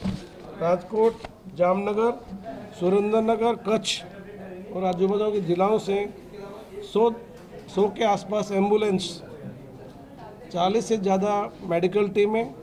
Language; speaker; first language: Hindi; non-native, local second language; Gujarati